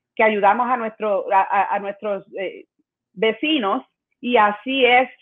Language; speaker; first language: Spanish; early bilingual, heritage; Spanish